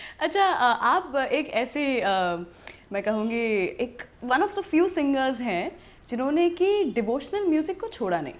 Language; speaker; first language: Hindi; native; Hindi